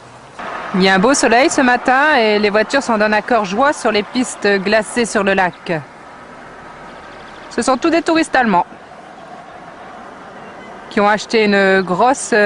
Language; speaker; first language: French; native; French